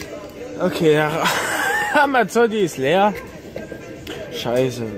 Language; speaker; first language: German; native; German